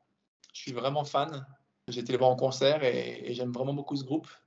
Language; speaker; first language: French; native; French